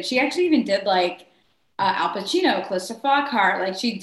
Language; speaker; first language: English; native; English